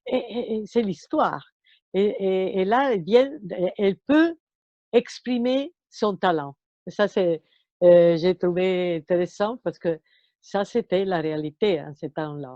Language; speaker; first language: French; non-native, fluent; Italian